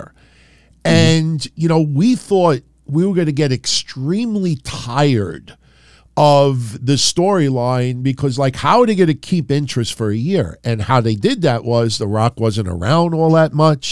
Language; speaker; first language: English; native; English